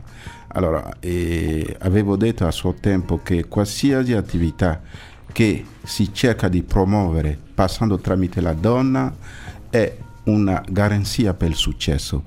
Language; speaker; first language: Italian; non-native, fluent; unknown